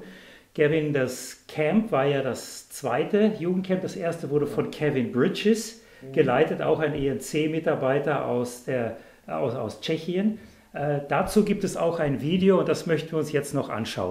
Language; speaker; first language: German; native; German